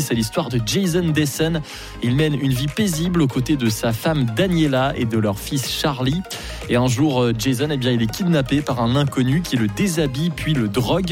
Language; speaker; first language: French; native; French